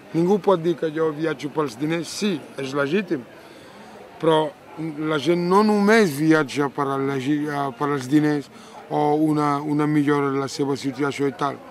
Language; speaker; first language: Catalan; non-native, fluent; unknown